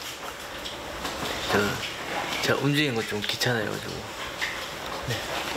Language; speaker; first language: Korean; native; Korean